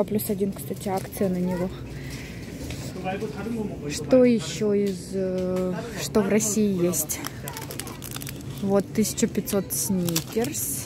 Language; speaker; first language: Russian; native; Russian